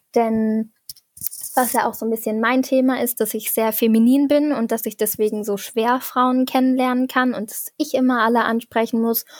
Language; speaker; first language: German; native; German